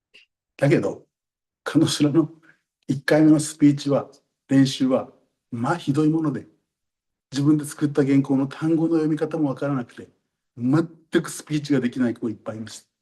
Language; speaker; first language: Japanese; native; Japanese